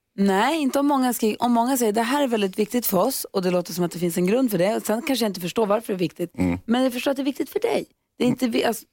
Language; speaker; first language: Swedish; native; Swedish